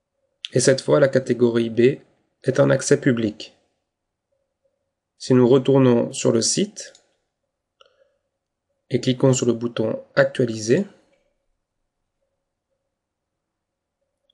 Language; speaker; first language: French; native; French